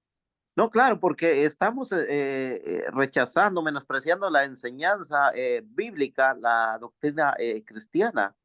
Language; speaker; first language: Spanish; native; Spanish